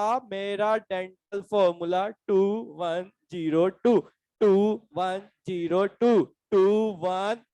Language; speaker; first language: Hindi; native; Hindi